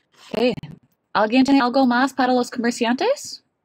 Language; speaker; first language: Spanish; non-native, learner; English